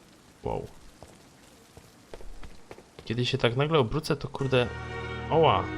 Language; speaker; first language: Polish; native; Polish